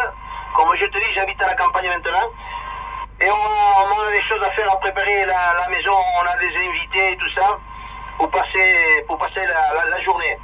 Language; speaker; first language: French; early bilingual, other home language; Spanish